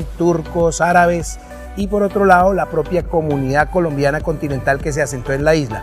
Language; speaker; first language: Spanish; native; Spanish